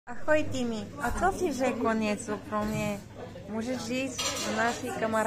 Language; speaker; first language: Czech; non-native, learner; Bulgarian